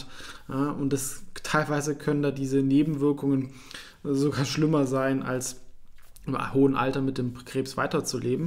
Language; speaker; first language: German; native; German